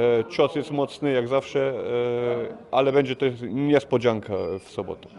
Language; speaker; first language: Polish; early bilingual, heritage; Polish